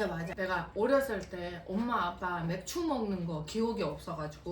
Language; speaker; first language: Korean; non-native, fluent; Russian